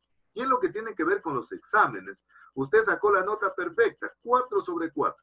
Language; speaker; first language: Spanish; native; Spanish